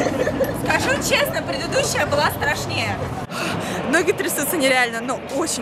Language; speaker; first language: Russian; native; Russian